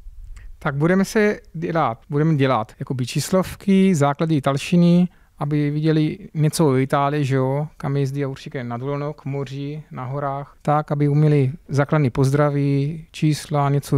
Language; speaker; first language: Czech; non-native, fluent; Italian